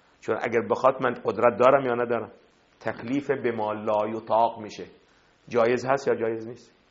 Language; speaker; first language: Persian; non-native, fluent; Arabic